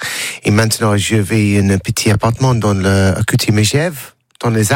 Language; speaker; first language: French; non-native, learner; English